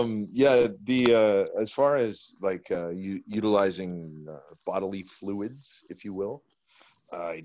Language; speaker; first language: English; native; English